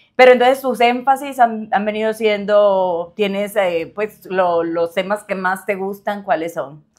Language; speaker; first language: Spanish; native; Spanish